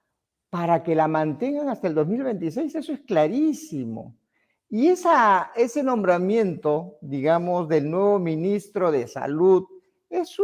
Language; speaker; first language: Spanish; native; Spanish